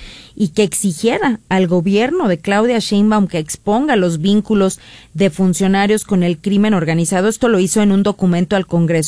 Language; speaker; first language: Spanish; native; Spanish